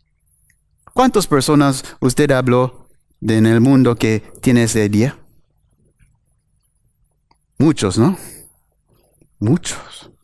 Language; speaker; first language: Spanish; non-native, fluent; English